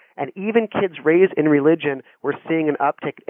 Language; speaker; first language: English; native; English